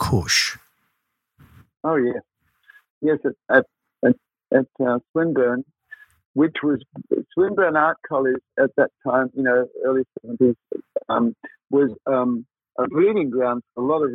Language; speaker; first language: English; native; English